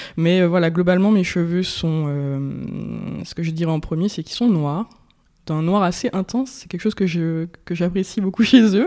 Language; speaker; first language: French; native; French